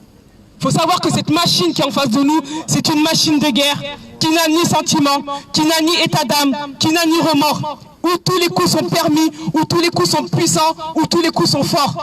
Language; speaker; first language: French; native; French